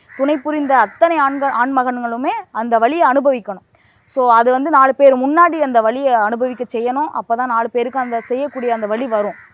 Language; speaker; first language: Tamil; native; Tamil